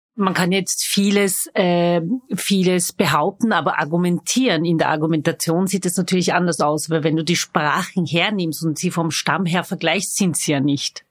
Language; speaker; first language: German; early bilingual, other home language; Zaza